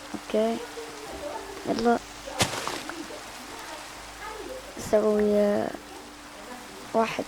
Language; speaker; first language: Arabic; native; Arabic